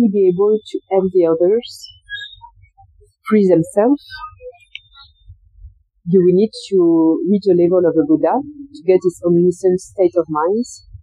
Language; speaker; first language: English; non-native, fluent; French